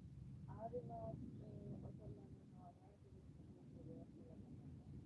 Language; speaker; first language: Spanish; non-native, fluent; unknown